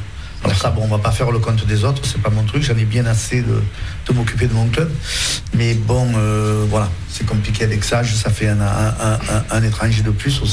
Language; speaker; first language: French; native; French